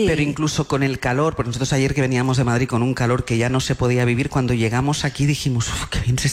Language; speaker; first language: Spanish; native; Spanish